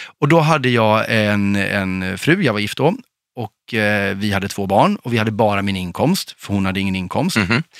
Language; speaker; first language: Swedish; native; Swedish